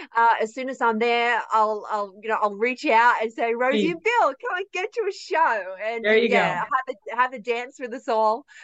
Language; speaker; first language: English; native; English